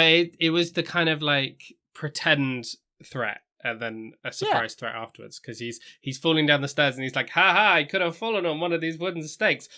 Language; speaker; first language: English; native; English